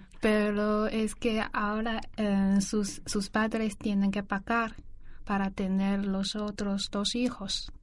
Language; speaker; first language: Spanish; non-native, learner; Chinese